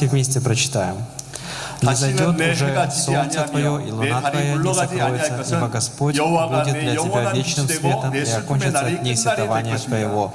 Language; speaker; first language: Russian; native; Russian